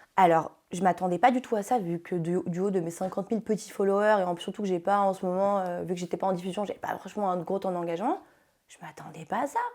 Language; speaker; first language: French; early bilingual, heritage; French